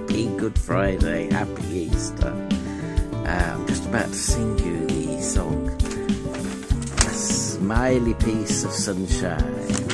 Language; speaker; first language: English; native; English